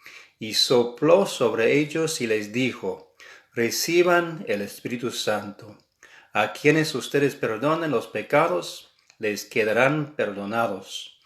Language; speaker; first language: Spanish; non-native, fluent; English